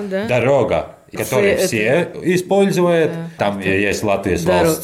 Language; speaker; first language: Russian; non-native, learner; Latvian